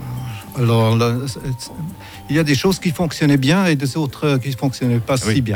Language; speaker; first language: French; non-native, fluent; German